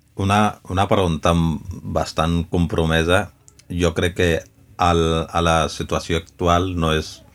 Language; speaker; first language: Catalan; early bilingual, other home language; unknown